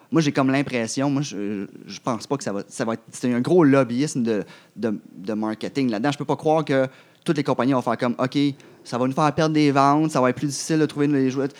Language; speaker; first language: French; native; French